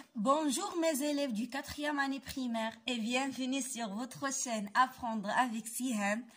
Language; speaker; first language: French; non-native, local second language; Arabic